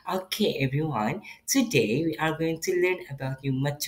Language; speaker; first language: English; non-native, fluent; Indonesian